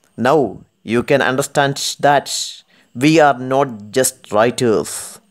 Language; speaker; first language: English; non-native, local second language; Malayalam